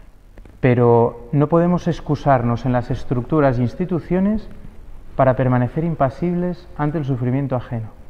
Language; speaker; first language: Spanish; native; Spanish